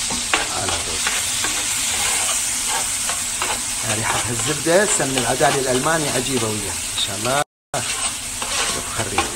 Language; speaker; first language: Arabic; native; Arabic